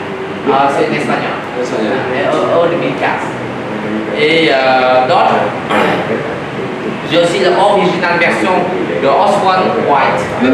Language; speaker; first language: French; non-native, learner; Vietnamese